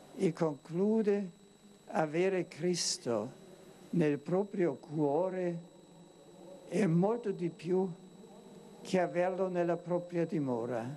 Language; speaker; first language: Italian; non-native, fluent; German